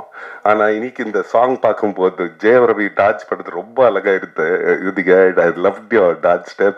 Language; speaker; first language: Tamil; non-native, local second language; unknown